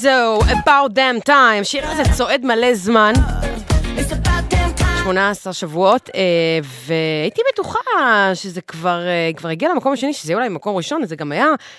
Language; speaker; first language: Hebrew; native; Hebrew